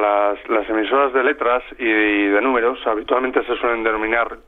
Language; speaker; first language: Spanish; native; Spanish